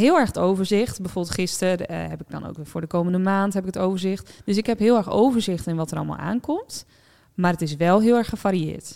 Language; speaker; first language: Dutch; native; Dutch